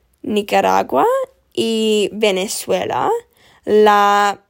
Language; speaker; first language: Spanish; non-native, learner; English